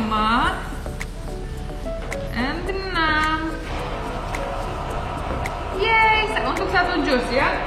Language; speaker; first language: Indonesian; non-native, fluent; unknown